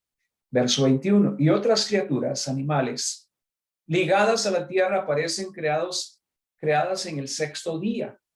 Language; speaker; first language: Spanish; native; Spanish